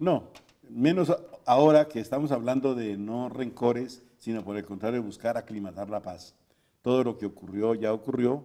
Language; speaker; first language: Spanish; native; Spanish